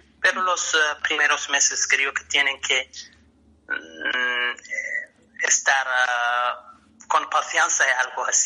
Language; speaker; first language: Spanish; non-native, learner; Arabic